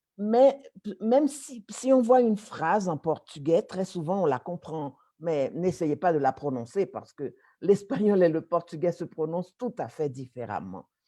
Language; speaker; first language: French; native; French